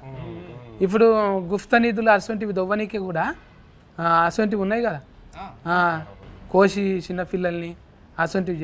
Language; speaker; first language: Telugu; native; Telugu